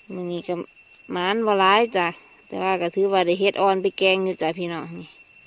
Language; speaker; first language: Thai; native; Thai